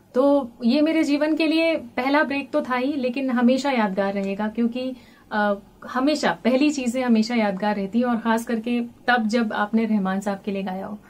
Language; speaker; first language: Hindi; native; Hindi